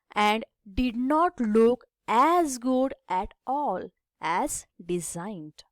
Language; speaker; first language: English; non-native, local second language; Marathi